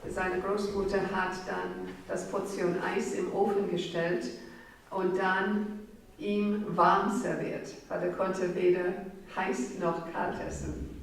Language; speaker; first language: German; non-native, fluent; English